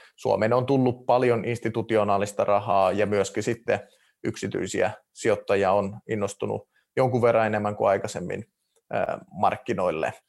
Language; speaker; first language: Finnish; native; Finnish